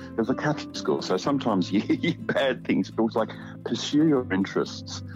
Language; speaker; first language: English; native; English